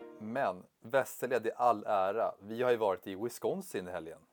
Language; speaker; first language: Swedish; native; Swedish